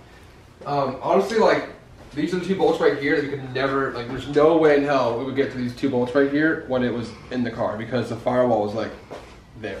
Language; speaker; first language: English; native; English